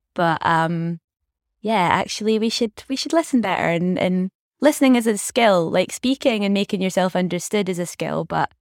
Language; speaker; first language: English; native; English